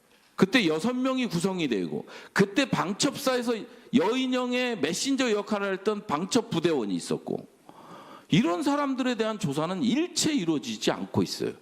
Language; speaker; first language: Korean; native; Korean